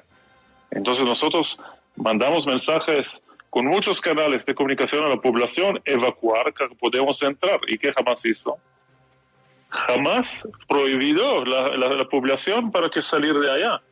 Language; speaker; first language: Spanish; non-native, fluent; Hebrew